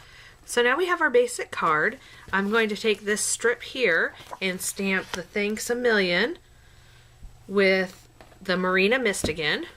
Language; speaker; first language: English; native; English